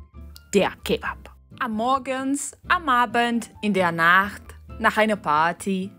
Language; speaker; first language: German; non-native, learner; Spanish